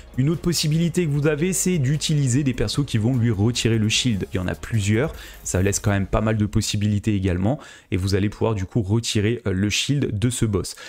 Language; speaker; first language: French; native; French